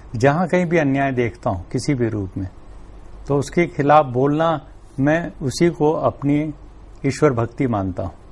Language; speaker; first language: Hindi; non-native, local second language; Telugu